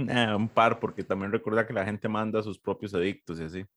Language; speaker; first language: Spanish; native; Spanish